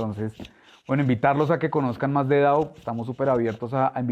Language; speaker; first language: Spanish; native; Spanish